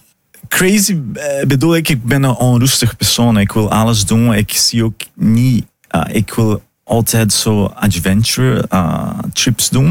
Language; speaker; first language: Dutch; non-native, fluent; Portuguese